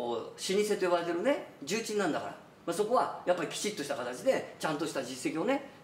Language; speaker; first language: Japanese; native; Japanese